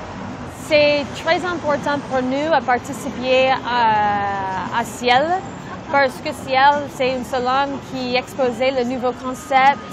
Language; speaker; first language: French; non-native, learner; English